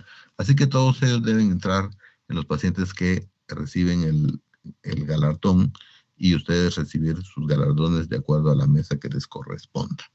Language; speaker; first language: Spanish; native; Spanish